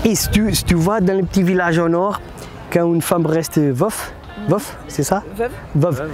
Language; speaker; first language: French; non-native, fluent; Portuguese